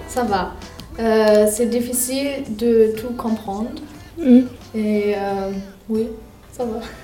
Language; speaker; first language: French; non-native, learner; German